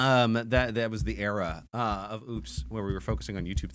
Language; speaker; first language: English; native; English